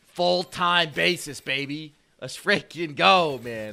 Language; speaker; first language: English; native; English